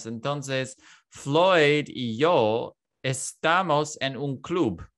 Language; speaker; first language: Spanish; non-native, learner; English